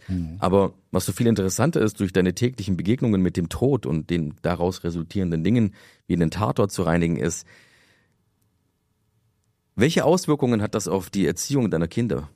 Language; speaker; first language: German; native; German